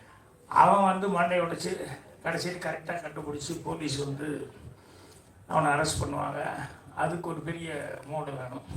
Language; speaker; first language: Tamil; native; Tamil